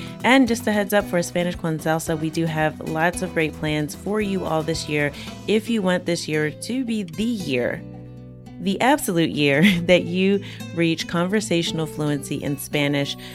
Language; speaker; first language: English; native; English